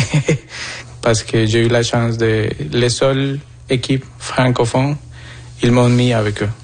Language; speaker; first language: French; non-native, fluent; Spanish